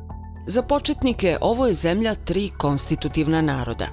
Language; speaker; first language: Bosnian; native; Bosnian